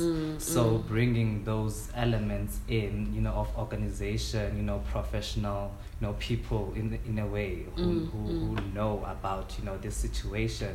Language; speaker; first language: English; non-native, local second language; Xhosa